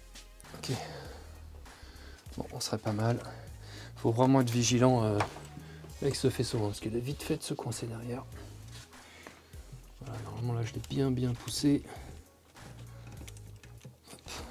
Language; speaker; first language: French; native; French